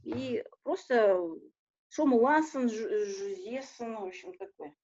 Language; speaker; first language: Russian; non-native, local second language; Kazakh